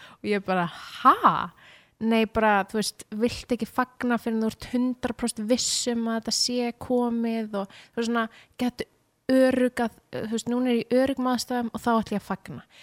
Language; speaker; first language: Icelandic; native; Icelandic